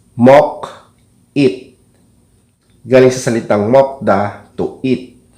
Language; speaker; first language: Filipino; native; Filipino